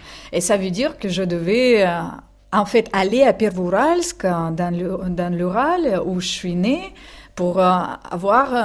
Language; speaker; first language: French; non-native, fluent; Russian